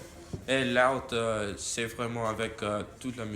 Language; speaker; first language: French; non-native, learner; English